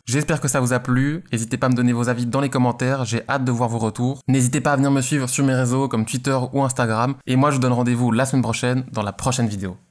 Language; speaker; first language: French; native; French